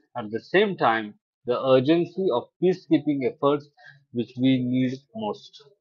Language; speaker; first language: English; non-native, local second language; Marathi